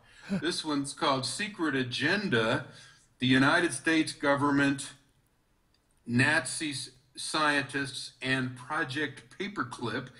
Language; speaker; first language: English; native; English